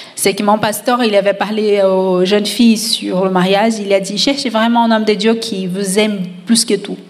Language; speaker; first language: French; non-native, fluent; Portuguese